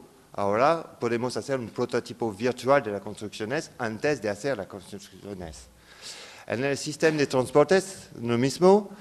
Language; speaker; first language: Spanish; non-native, fluent; French